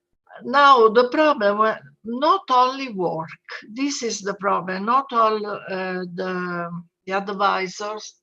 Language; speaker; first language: English; non-native, fluent; Italian